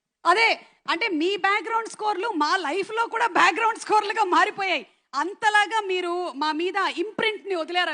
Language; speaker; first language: Telugu; native; Telugu